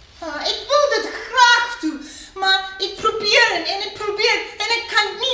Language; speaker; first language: Dutch; non-native, learner; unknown